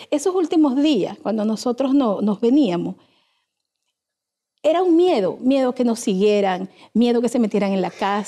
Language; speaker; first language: Spanish; native; Spanish